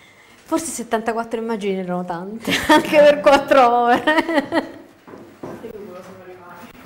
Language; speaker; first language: Italian; native; Italian